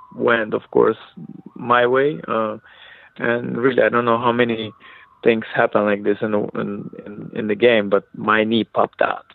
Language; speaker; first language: English; non-native, fluent; Hebrew